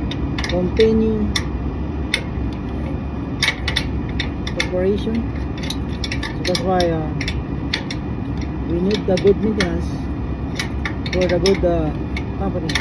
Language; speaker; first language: English; non-native, learner; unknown